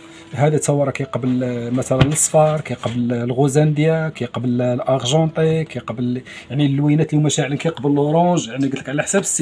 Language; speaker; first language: Arabic; native; Arabic